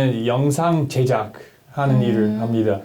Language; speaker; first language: Korean; non-native, learner; English